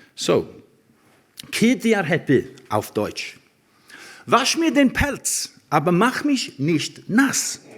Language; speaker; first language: German; non-native, learner; Welsh